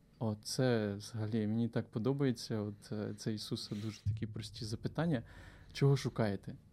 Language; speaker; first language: Ukrainian; native; Ukrainian